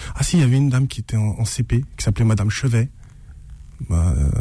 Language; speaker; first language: French; native; French